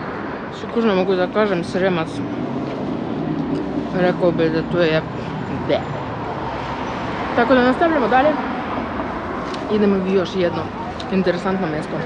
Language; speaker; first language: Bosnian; non-native, fluent; Russian